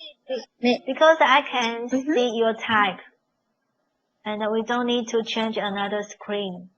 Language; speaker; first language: English; non-native, learner; Chinese